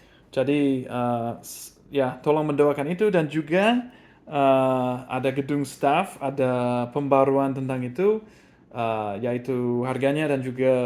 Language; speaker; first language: Indonesian; non-native, fluent; English